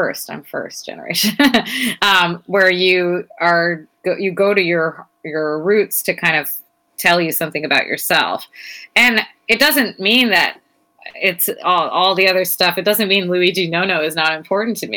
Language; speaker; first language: English; native; English